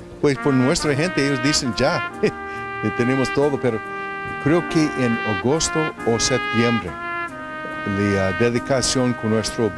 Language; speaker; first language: Spanish; non-native, fluent; English